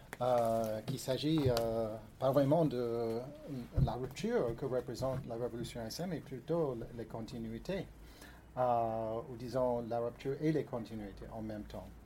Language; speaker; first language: French; non-native, fluent; English